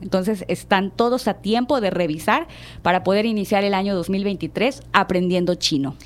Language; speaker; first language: Spanish; non-native, fluent; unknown